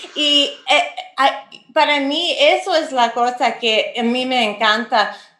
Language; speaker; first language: Spanish; non-native, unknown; English